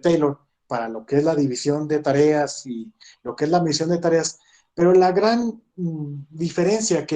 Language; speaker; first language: Spanish; native; Spanish